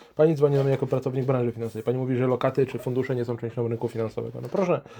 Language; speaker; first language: Polish; native; Polish